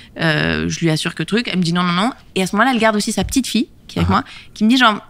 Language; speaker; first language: French; native; French